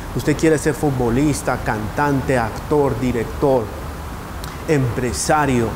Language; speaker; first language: Spanish; native; Spanish